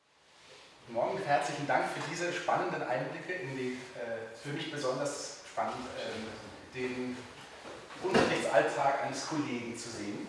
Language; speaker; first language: German; native; German